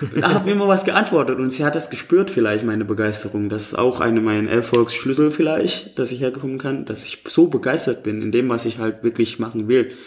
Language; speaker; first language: German; non-native, fluent; Indonesian